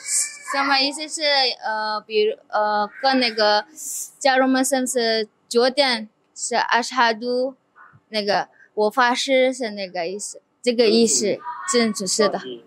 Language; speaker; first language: Chinese; non-native, fluent; Indonesian